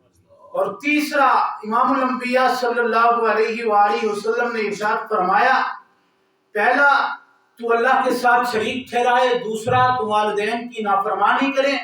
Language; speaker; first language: Urdu; native; Urdu